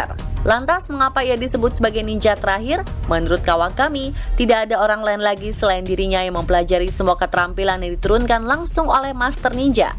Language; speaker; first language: Indonesian; native; Indonesian